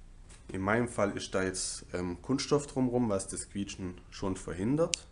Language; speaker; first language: German; native; German